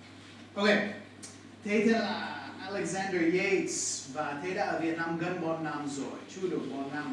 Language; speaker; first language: Vietnamese; non-native, fluent; English